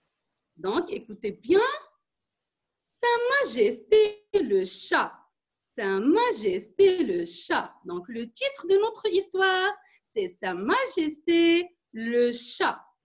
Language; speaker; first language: French; non-native, local second language; Arabic